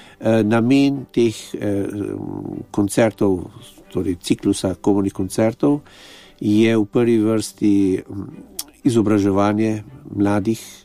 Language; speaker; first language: Slovenian; native; Slovenian